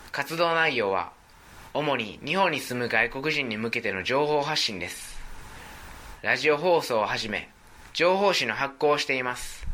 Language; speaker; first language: Japanese; native; Japanese